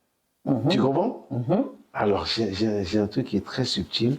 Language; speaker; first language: French; native; French